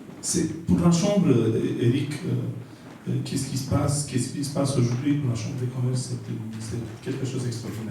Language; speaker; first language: French; non-native, fluent; Romanian